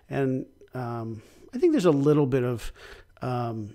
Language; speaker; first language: English; native; English